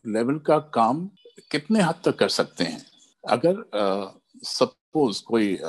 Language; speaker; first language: Hindi; early bilingual, other home language; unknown